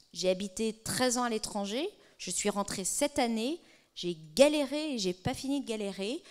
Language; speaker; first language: French; native; French